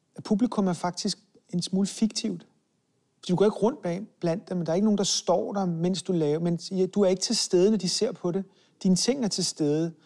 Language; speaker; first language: Danish; early bilingual, other home language; Hebrew